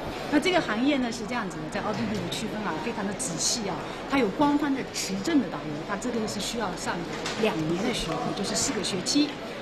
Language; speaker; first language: Chinese; native; Chinese